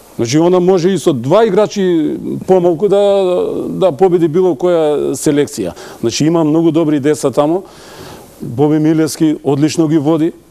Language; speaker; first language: Macedonian; non-native, local second language; Albanian